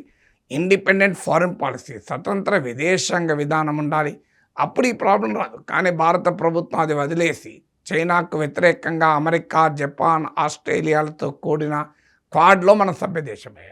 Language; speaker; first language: Telugu; native; Telugu